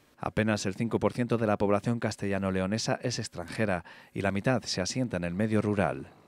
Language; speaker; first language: Spanish; native; Spanish